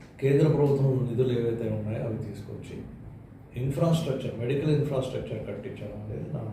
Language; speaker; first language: Telugu; native; Telugu